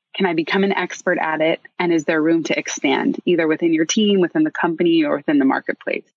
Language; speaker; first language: English; native; English